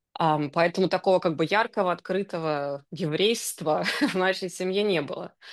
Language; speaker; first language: Russian; native; Russian